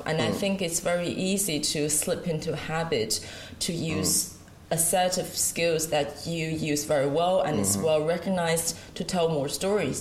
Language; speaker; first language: English; non-native, fluent; Chinese